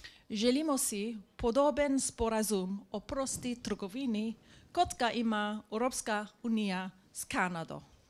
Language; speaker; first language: Slovenian; non-native, learner; English